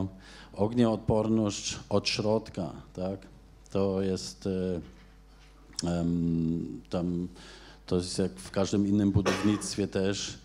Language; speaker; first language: Polish; non-native, fluent; German